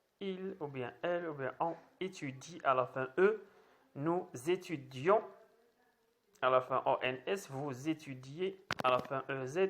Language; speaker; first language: French; non-native, local second language; Arabic